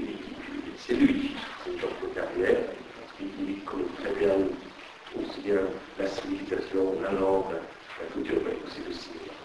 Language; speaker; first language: French; non-native, fluent; Persian